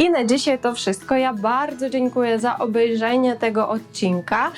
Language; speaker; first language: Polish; non-native, fluent; Ukrainian